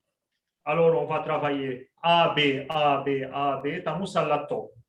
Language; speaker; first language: French; non-native, local second language; Arabic